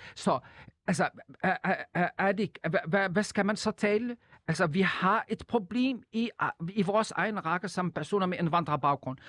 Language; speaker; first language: Danish; non-native, fluent; Arabic